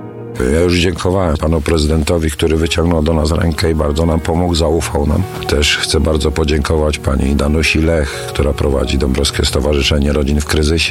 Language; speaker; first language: Polish; native; Polish